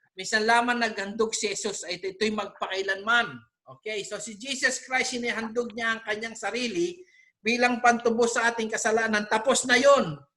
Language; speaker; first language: Filipino; non-native, local second language; Pampanga